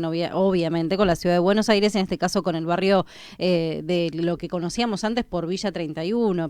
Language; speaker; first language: Spanish; native; Spanish